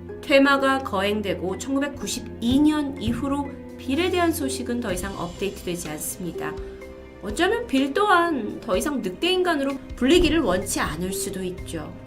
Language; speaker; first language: Korean; native; Korean